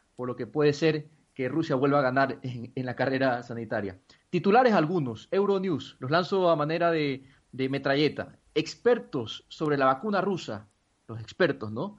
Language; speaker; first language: Spanish; native; Spanish